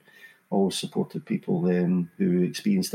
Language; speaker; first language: English; native; English